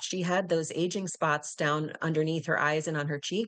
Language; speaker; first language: English; native; English